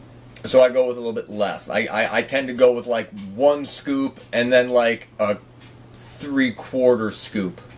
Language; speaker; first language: English; native; English